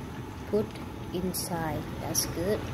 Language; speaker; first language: English; non-native, learner; Vietnamese